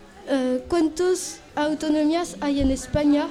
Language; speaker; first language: Spanish; non-native, learner; French